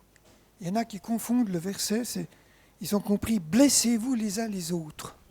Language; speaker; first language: French; native; French